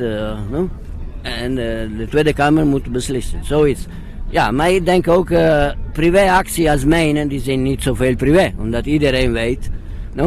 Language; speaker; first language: Dutch; non-native, learner; Italian